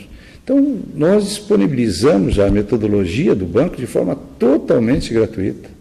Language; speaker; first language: Portuguese; native; Portuguese